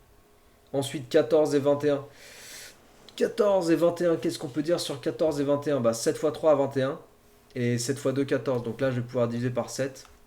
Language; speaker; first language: French; native; French